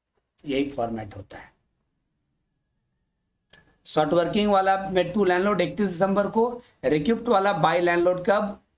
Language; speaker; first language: Hindi; native; Hindi